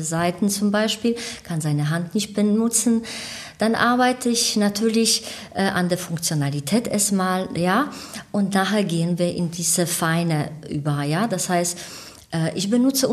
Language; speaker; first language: German; native; German